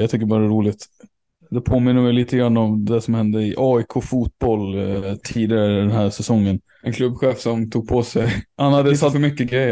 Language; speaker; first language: Swedish; native; Swedish